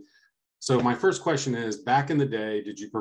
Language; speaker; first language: English; native; English